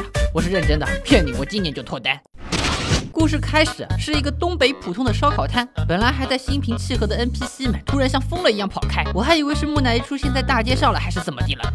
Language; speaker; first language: Chinese; native; Chinese